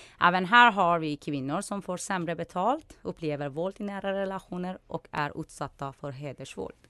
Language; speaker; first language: Swedish; non-native, fluent; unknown